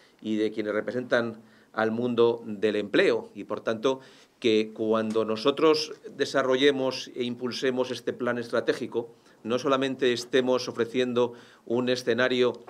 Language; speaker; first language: Spanish; native; Spanish